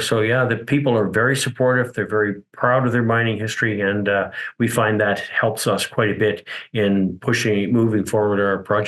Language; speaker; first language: English; native; English